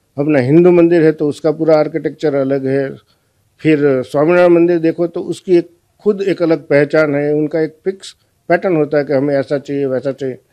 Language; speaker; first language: Hindi; non-native, local second language; Gujarati